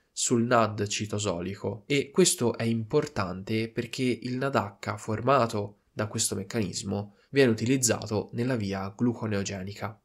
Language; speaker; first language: Italian; native; Italian